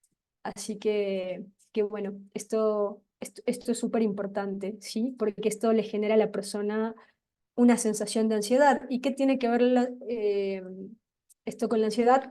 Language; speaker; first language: Spanish; native; Spanish